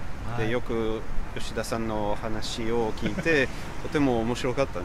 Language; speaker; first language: Japanese; non-native, fluent; French